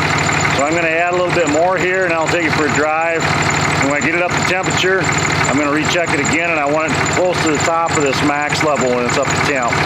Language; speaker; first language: English; native; English